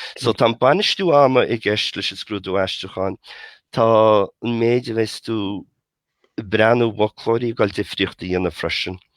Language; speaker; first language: Irish; native; Irish